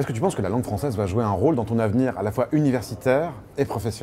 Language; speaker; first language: French; native; French